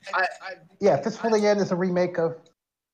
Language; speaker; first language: English; native; English